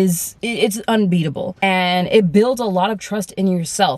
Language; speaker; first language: English; native; English